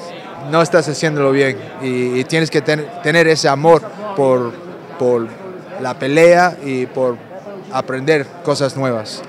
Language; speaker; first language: Spanish; non-native, fluent; English